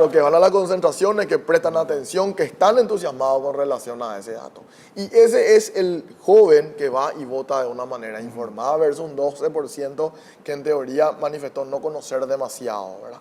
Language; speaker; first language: Spanish; native; Spanish